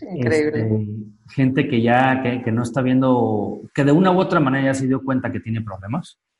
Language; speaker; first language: Spanish; native; Spanish